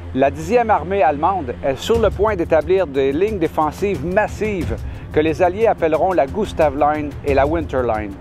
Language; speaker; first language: French; native; French